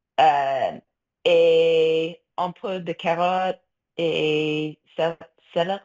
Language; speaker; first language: French; non-native, fluent; English